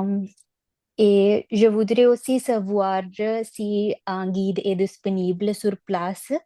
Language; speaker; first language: French; non-native, learner; Punjabi